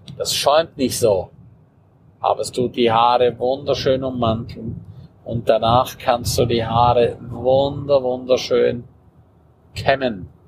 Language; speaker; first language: German; non-native, local second language; Romansh